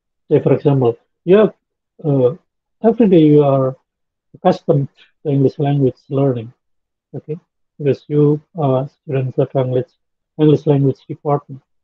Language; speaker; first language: English; non-native, fluent; Indonesian